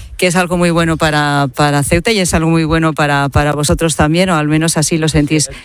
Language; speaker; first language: Spanish; native; Spanish